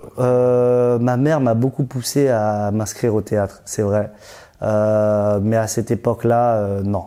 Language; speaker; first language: French; early bilingual, other home language; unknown